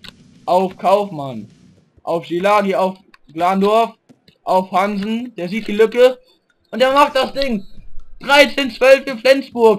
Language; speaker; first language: German; native; German